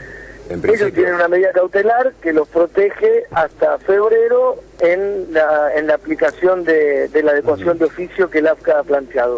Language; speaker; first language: Spanish; native; Spanish